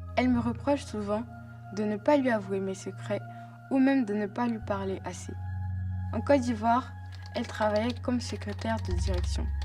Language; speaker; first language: French; native; French